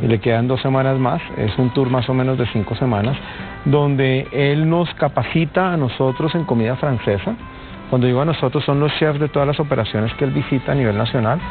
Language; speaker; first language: Spanish; native; Spanish